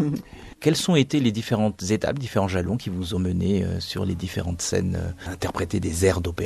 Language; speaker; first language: French; native; French